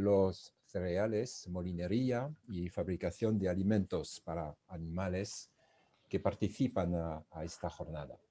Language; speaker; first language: Spanish; non-native, fluent; French